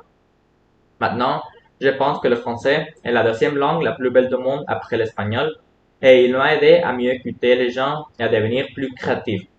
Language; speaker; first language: French; non-native, fluent; Spanish